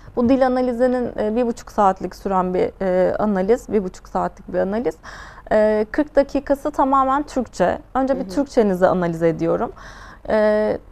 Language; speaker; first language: Turkish; native; Turkish